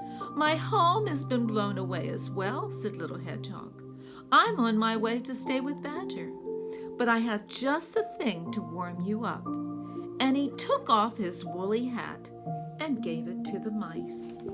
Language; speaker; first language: English; native; English